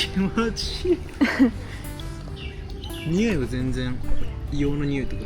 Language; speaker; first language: Japanese; native; Japanese